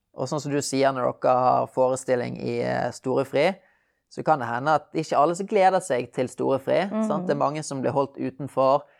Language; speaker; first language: Norwegian; native; Norwegian